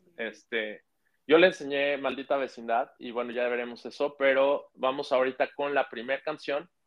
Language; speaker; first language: Spanish; native; Spanish